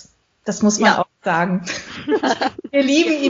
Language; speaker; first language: German; native; German